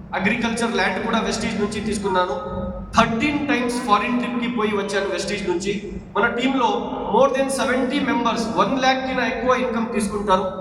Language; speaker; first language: Telugu; non-native, local second language; Urdu